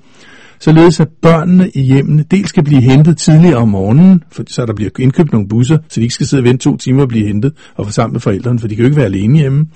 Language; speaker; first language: Danish; native; Danish